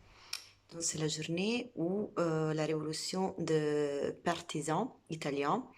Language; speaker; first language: French; non-native, fluent; Italian